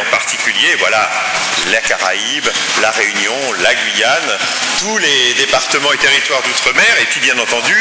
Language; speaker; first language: French; native; French